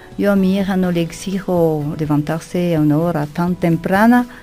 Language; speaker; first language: Spanish; non-native, fluent; French